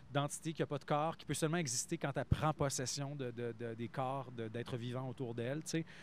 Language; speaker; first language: French; native; French